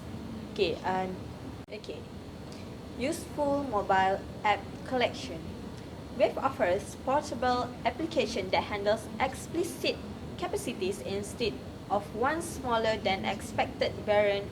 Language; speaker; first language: English; non-native, learner; Malay